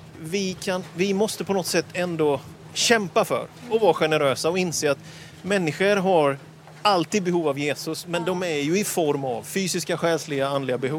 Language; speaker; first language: Swedish; native; Swedish